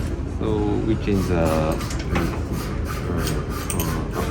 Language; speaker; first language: English; non-native, learner; Japanese